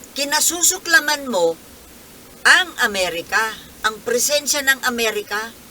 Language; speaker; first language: Filipino; non-native, local second language; Bikol